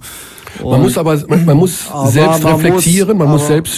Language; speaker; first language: German; native; German